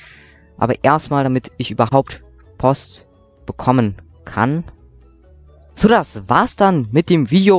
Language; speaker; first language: German; native; German